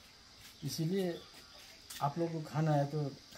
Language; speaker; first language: Hindi; non-native, local second language; Nepali